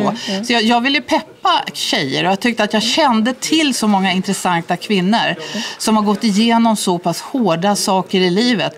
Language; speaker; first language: Swedish; native; Swedish